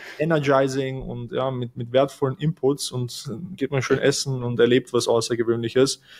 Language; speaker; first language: German; native; German